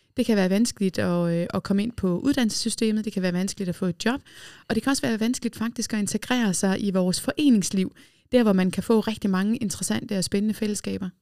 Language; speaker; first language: Danish; native; Danish